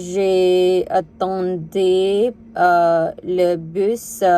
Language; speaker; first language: French; non-native, learner; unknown